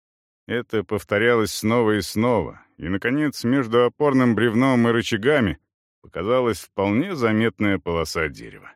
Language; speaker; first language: Russian; native; Russian